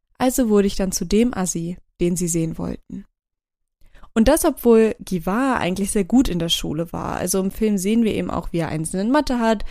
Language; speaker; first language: German; early bilingual, other home language; Turkish